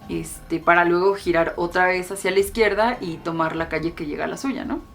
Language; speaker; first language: Spanish; native; Spanish